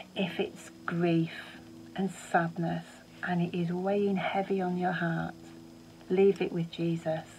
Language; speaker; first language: English; native; English